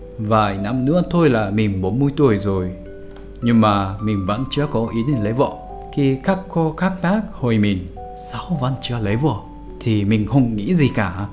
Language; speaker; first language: Vietnamese; non-native, fluent; Japanese